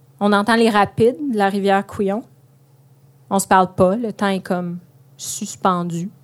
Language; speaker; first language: French; native; French